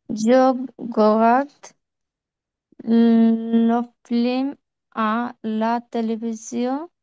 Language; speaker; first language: French; non-native, learner; Bangla